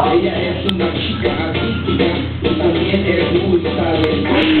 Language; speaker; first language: Spanish; non-native, learner; English